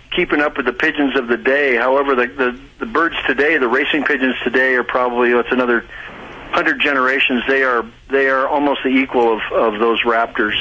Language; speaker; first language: English; native; English